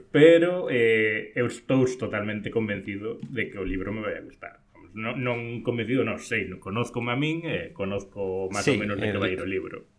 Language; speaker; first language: Galician; non-native, local second language; Spanish